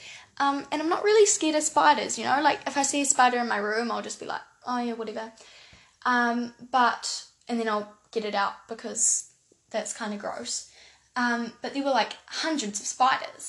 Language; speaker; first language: English; native; English